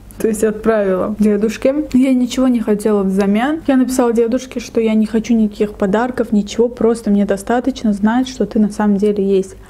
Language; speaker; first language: Russian; non-native, local second language; Lezghian